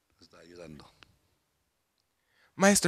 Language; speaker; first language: Spanish; non-native, fluent; Korean